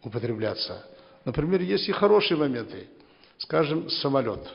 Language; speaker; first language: Russian; non-native, local second language; Kazakh